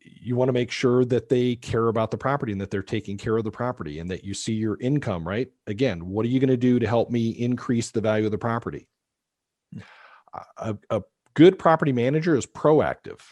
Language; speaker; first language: English; native; English